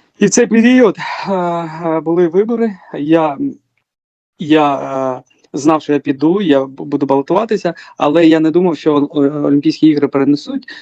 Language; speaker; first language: Ukrainian; early bilingual, other home language; Georgian